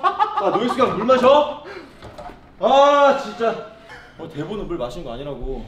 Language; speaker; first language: Korean; native; Korean